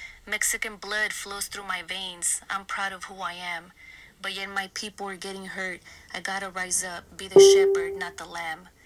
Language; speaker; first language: English; early bilingual, other home language; Spanish